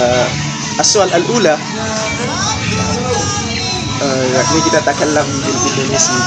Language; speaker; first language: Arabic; non-native, learner; Indonesian